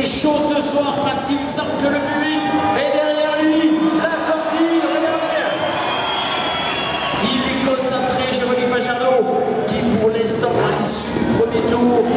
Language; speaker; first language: French; native; French